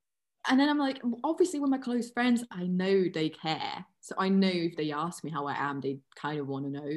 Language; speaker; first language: English; non-native, fluent; German